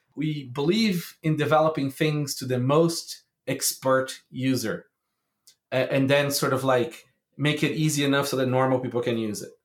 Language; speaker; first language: English; non-native, fluent; Portuguese